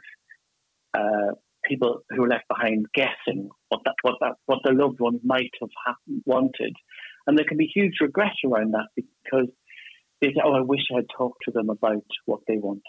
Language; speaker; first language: English; native; English